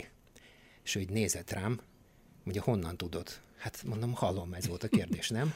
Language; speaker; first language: Hungarian; non-native, fluent; Bulgarian